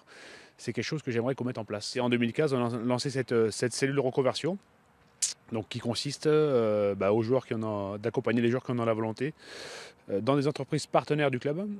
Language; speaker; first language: French; native; French